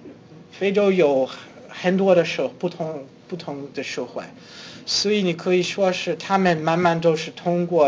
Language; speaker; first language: Chinese; non-native, fluent; English